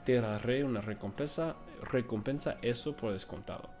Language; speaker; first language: Spanish; non-native, fluent; English